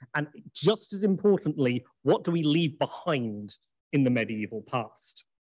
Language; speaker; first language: English; native; English